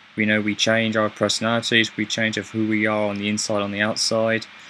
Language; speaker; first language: English; native; English